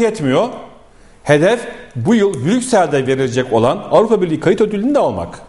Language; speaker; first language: Turkish; native; Turkish